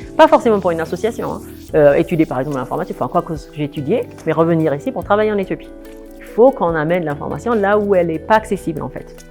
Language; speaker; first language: French; non-native, fluent; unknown